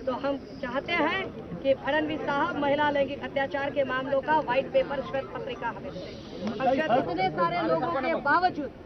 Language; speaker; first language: Hindi; non-native, local second language; Marathi